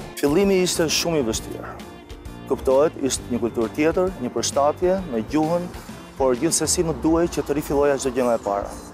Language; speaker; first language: Albanian; native; Albanian